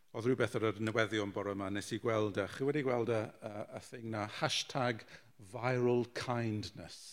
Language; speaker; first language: Welsh; non-native, local second language; English